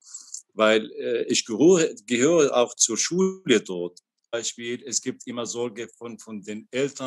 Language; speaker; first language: German; non-native, learner; Arabic